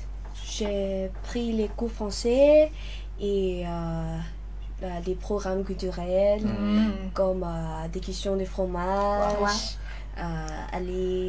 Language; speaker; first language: French; non-native, learner; Lao